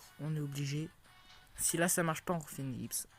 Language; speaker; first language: French; native; French